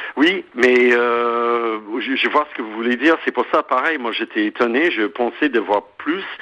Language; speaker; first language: French; non-native, fluent; English